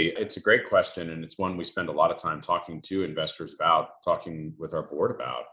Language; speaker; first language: English; native; English